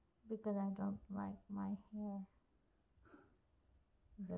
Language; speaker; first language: English; non-native, local second language; Cebuano